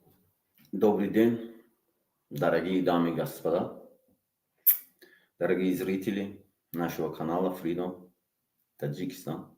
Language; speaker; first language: Russian; non-native, local second language; Tajik